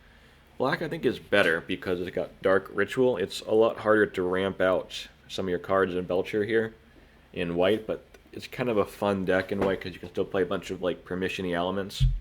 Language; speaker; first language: English; native; English